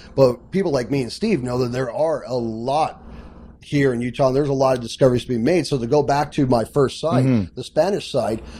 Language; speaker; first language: English; native; English